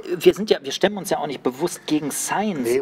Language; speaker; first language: German; native; German